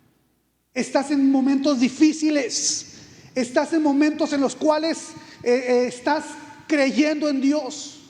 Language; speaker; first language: Spanish; native; Spanish